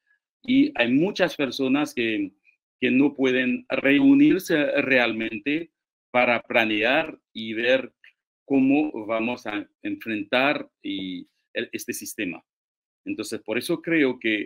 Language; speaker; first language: Spanish; non-native, fluent; Haitian Creole